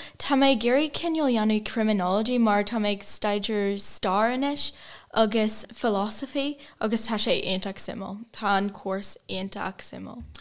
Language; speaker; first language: Irish; non-native, local second language; Portuguese